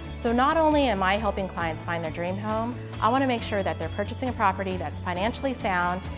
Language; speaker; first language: English; native; English